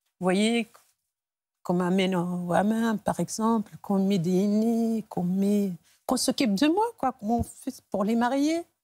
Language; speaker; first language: French; non-native, local second language; Arabic